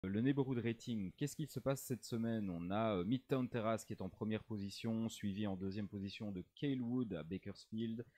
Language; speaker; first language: French; native; French